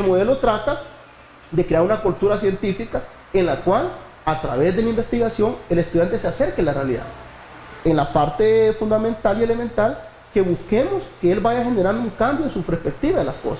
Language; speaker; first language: Spanish; native; Spanish